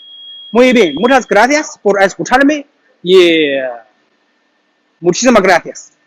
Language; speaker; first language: Spanish; non-native, learner; Chinese